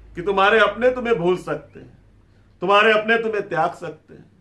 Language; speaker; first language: Hindi; native; Hindi